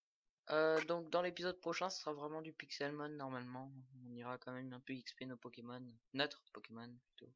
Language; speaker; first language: French; native; French